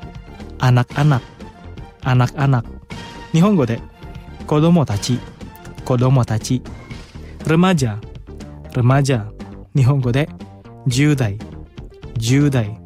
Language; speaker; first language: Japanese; non-native, fluent; Indonesian